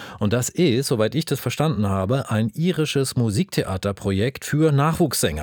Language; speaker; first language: German; native; German